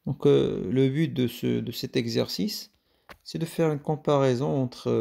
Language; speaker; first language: French; non-native, local second language; Arabic